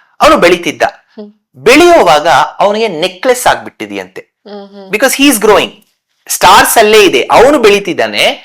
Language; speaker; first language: Kannada; non-native, local second language; Tamil